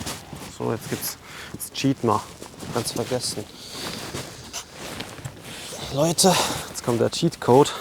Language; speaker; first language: German; native; German